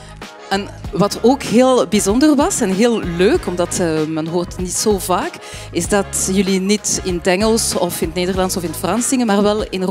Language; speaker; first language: Dutch; non-native, fluent; French